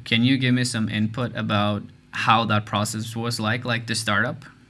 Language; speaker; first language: English; non-native, fluent; Norwegian